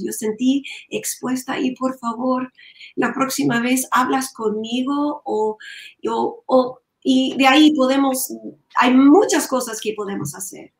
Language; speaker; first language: Spanish; non-native, learner; English